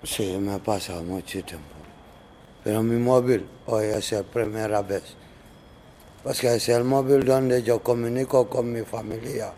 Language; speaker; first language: Spanish; non-native, learner; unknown